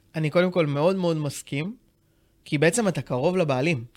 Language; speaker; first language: Hebrew; native; Hebrew